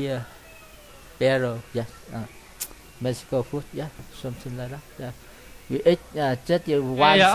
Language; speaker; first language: English; non-native, learner; Vietnamese